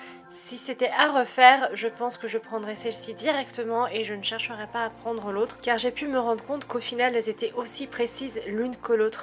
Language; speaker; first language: French; native; French